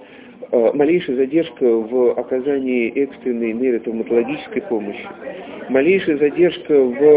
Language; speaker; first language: Russian; native; Russian